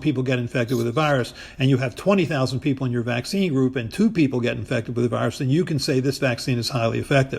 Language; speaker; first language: English; native; English